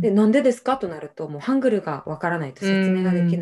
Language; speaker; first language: Japanese; non-native, fluent; Korean